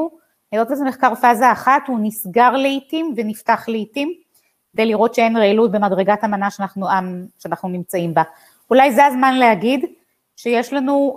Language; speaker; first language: Hebrew; native; Hebrew